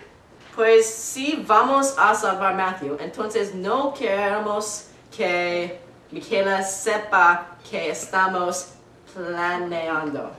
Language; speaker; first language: Spanish; non-native, learner; English